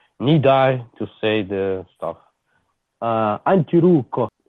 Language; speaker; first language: English; non-native, learner; Ukrainian